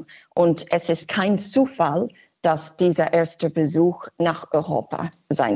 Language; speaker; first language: German; non-native, fluent; English